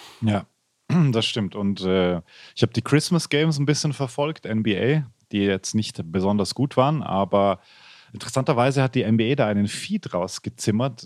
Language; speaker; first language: German; native; German